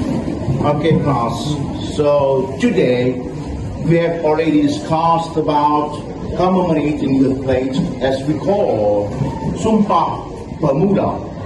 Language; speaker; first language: English; non-native, fluent; Indonesian